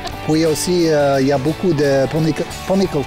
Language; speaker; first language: French; non-native, local second language; English